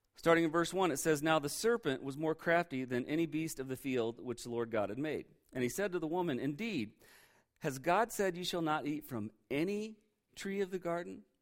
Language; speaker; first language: English; native; English